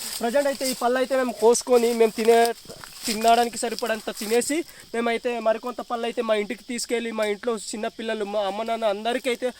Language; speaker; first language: Telugu; non-native, local second language; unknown